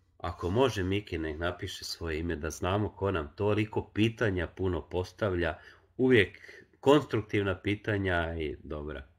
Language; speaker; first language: Croatian; non-native, local second language; Hungarian